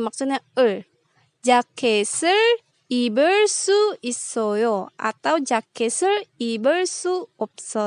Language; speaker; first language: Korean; non-native, fluent; Indonesian